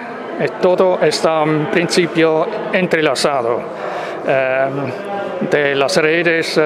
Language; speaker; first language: Spanish; non-native, fluent; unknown